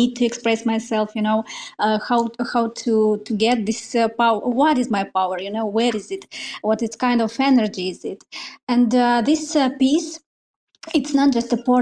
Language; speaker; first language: English; non-native, fluent; Romanian